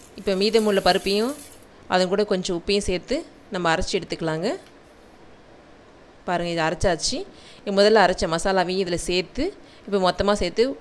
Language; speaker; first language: Tamil; native; Tamil